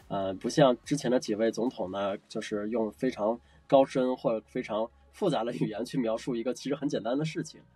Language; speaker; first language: Chinese; native; Chinese